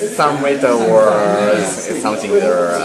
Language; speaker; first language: English; non-native, learner; Japanese